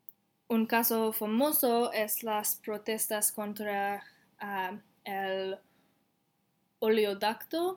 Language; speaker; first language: Spanish; non-native, learner; English